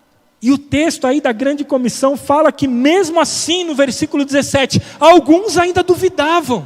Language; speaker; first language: Portuguese; native; Portuguese